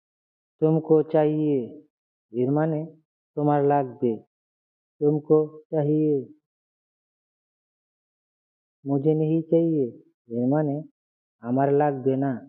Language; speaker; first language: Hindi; non-native, fluent; Bangla